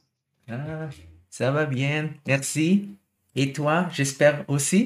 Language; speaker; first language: French; non-native, learner; German